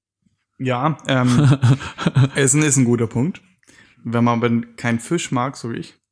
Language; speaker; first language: German; native; German